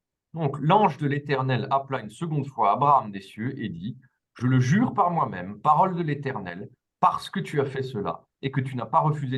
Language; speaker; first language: French; native; French